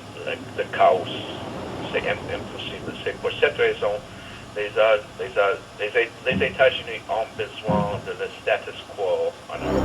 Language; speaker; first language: French; non-native, learner; English